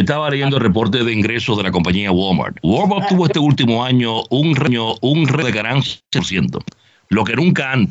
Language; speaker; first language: Spanish; native; Spanish